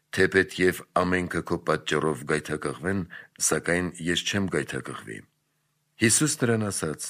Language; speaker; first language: Armenian; native; Armenian